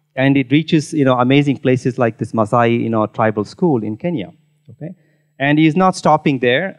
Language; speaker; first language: English; non-native, local second language; Tamil